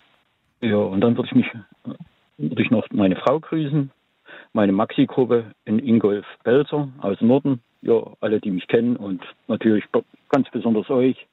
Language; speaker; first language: German; native; German